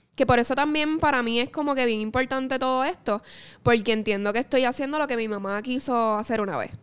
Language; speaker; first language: Spanish; native; Spanish